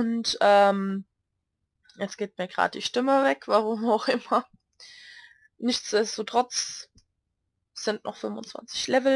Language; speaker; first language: German; native; German